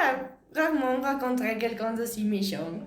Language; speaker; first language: French; non-native, learner; Spanish